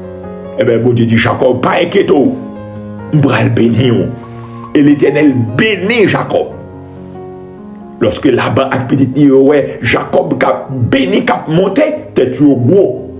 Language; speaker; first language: French; non-native, local second language; Haitian Creole